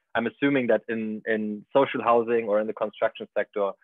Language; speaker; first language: English; non-native, fluent; German